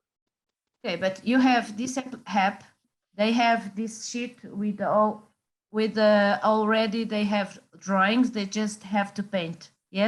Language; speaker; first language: English; non-native, fluent; Portuguese